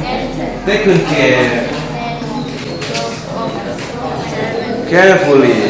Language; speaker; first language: English; non-native, learner; Indonesian